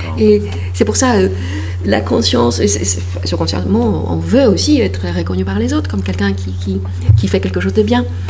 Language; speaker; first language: French; non-native, fluent; Polish